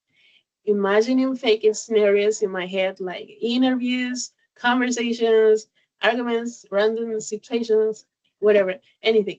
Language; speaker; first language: English; non-native, learner; Spanish